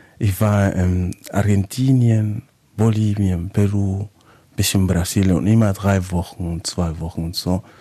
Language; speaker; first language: German; non-native, fluent; Spanish